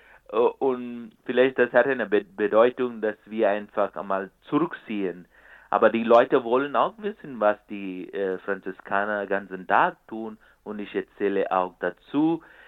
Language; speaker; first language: German; non-native, fluent; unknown